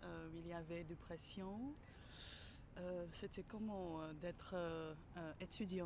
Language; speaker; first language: French; non-native, fluent; English